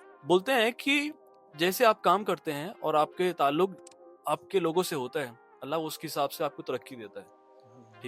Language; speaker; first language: Hindi; native; Hindi